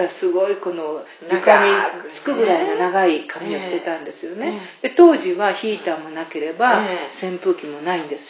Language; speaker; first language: Japanese; native; Japanese